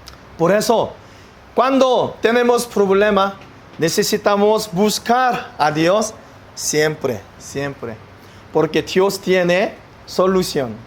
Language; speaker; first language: Spanish; non-native, learner; Korean